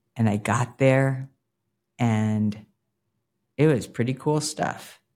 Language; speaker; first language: English; native; English